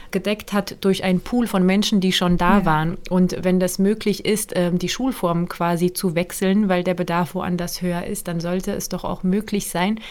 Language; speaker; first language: German; native; German